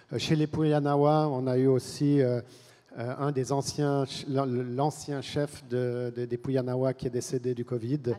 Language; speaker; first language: French; native; French